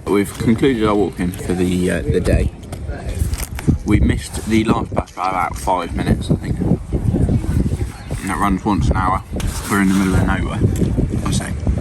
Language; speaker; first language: English; native; English